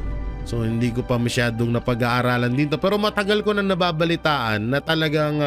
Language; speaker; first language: Filipino; native; Filipino